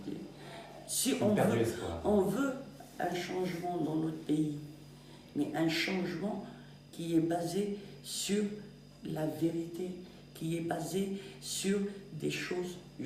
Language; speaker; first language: French; non-native, local second language; Kabyle